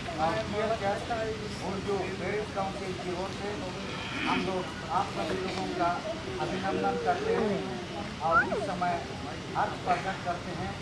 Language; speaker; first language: Hindi; non-native, local second language; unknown